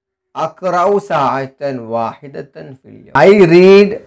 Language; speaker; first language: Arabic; non-native, fluent; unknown